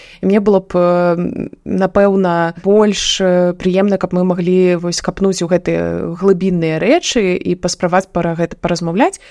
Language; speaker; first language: Belarusian; non-native, local second language; Russian